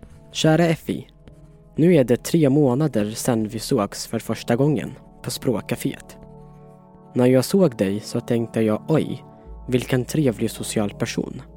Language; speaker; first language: Swedish; non-native, fluent; Tigrinya